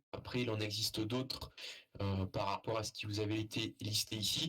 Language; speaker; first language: French; native; French